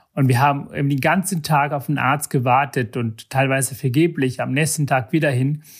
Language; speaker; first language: German; non-native, fluent; Sinhala